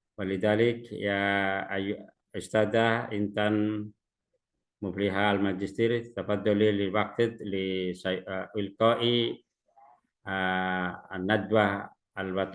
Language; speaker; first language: Arabic; non-native, learner; Indonesian